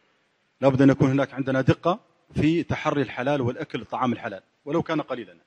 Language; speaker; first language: Arabic; native; Arabic